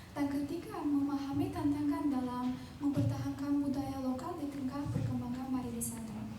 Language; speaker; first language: Indonesian; non-native, fluent; Azerbaijani